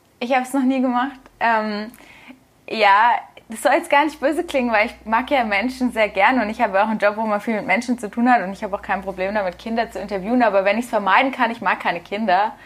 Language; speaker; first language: German; native; German